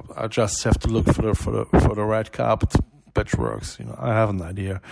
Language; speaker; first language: English; non-native, fluent; German